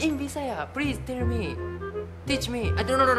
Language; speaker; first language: English; non-native, local second language; Cebuano